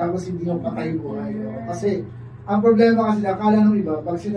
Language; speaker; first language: Filipino; native; Filipino